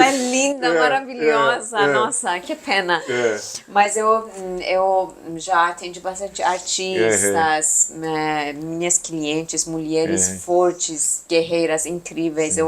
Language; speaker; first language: Portuguese; non-native, learner; Persian